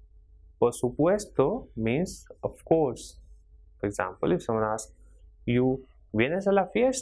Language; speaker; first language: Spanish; non-native, fluent; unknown